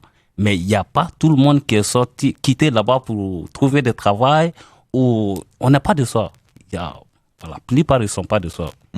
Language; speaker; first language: French; non-native, learner; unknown